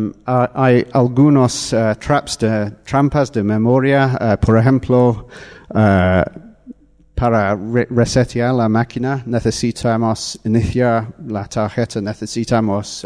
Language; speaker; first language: Spanish; non-native, fluent; English